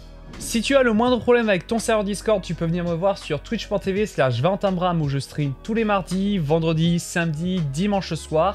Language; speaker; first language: French; native; French